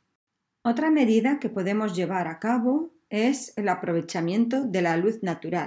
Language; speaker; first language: Spanish; native; Spanish